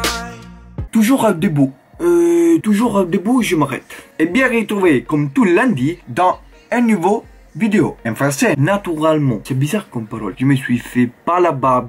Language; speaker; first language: French; non-native, learner; Italian